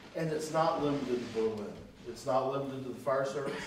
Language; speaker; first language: English; native; English